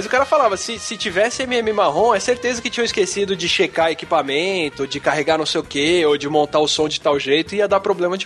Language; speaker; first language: Portuguese; native; Portuguese